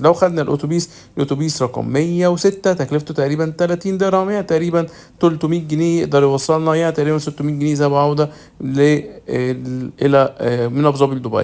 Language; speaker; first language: Arabic; native; Arabic